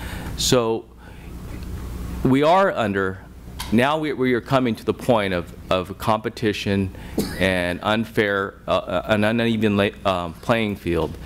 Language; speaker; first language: English; native; English